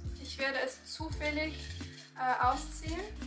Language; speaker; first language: German; non-native, learner; English